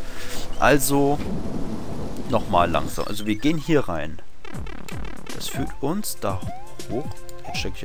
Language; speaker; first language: German; native; German